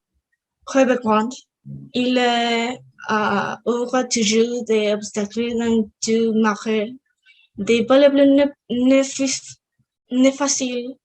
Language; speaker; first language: French; non-native, learner; Spanish